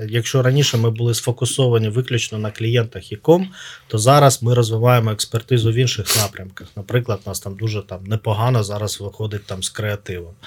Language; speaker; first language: Ukrainian; non-native, local second language; Russian